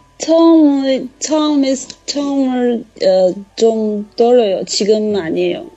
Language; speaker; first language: Korean; non-native, learner; Chinese